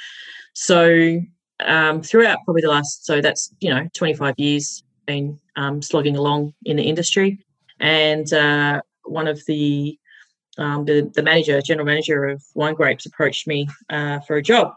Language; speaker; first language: English; native; English